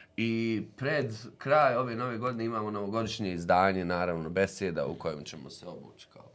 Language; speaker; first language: Bosnian; native; Bosnian